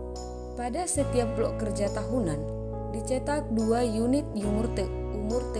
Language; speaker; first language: Indonesian; native; Indonesian